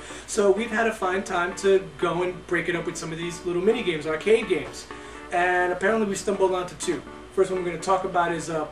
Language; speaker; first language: English; native; English